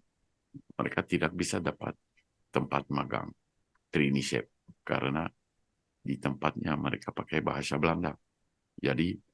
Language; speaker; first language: Indonesian; non-native, fluent; Dutch